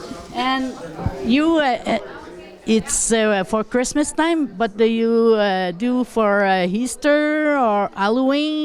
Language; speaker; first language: English; non-native, local second language; French